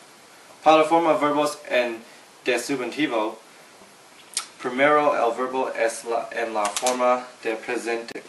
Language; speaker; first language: Spanish; non-native, learner; English